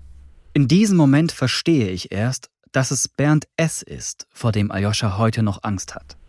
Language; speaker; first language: German; native; German